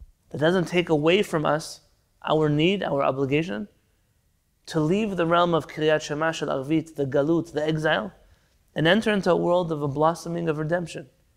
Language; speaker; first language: English; native; English